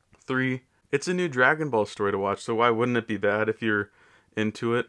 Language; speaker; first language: English; native; English